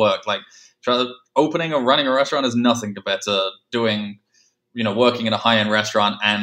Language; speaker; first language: English; native; English